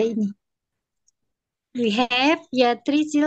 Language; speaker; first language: English; non-native, learner; Indonesian